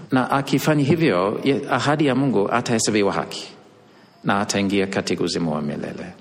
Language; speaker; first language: Swahili; non-native, fluent; English